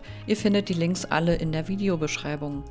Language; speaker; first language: German; native; German